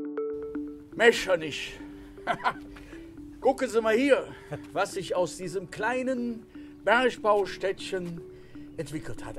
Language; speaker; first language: German; native; German